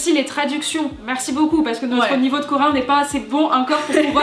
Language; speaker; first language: French; native; French